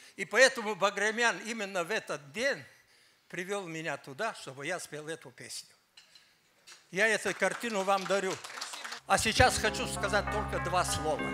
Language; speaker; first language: Russian; non-native, fluent; Armenian